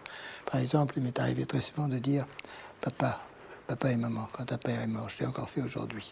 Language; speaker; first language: French; native; French